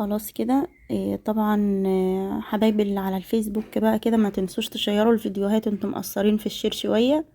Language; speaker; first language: Arabic; native; Arabic